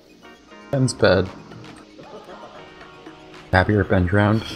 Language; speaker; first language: English; native; English